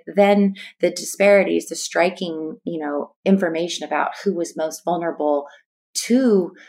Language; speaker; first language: English; native; English